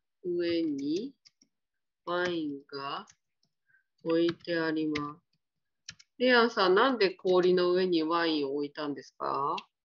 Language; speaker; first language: Japanese; non-native, fluent; Vietnamese